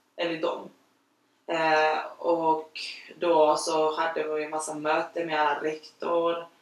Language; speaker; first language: Swedish; non-native, fluent; Spanish